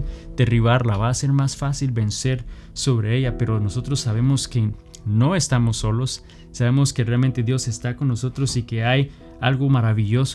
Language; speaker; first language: Spanish; native; Spanish